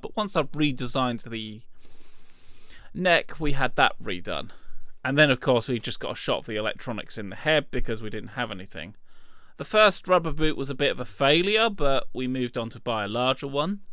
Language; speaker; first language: English; native; English